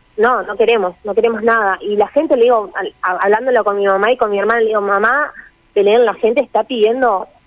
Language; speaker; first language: Spanish; native; Spanish